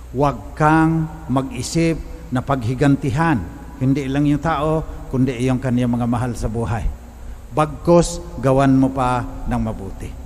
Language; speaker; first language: Filipino; non-native, local second language; Cebuano